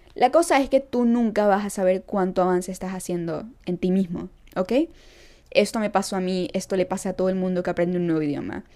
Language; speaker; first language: Spanish; native; Spanish